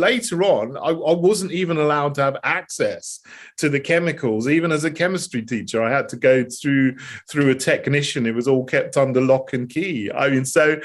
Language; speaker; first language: English; native; English